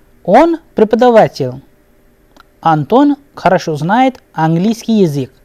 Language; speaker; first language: Russian; non-native, fluent; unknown